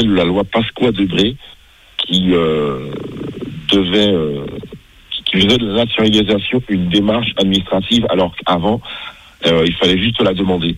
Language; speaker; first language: French; native; French